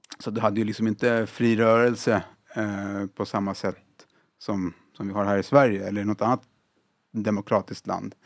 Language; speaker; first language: Swedish; early bilingual, other home language; Arabic